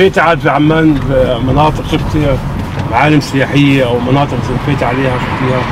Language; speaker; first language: Arabic; native; Arabic